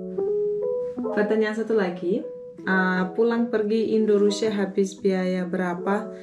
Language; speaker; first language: Indonesian; non-native, fluent; Russian